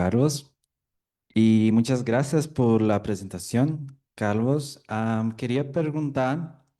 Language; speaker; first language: Spanish; non-native, fluent; Portuguese